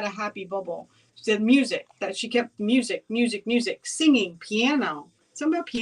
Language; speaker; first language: English; native; English